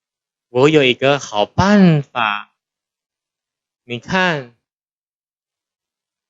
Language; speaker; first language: Chinese; non-native, fluent; Indonesian